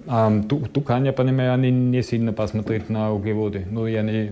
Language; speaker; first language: Russian; non-native, learner; German